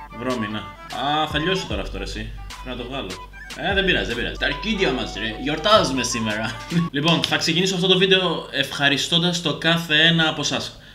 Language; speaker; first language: Greek; early bilingual, other home language; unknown